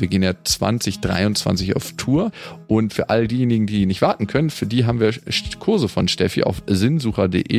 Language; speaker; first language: German; native; German